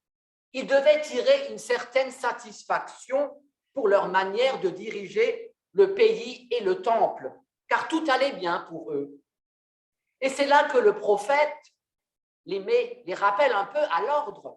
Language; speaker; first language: French; native; French